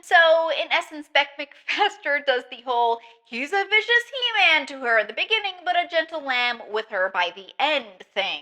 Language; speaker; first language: English; native; English